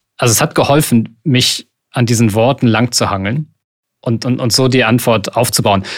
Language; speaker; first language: German; native; German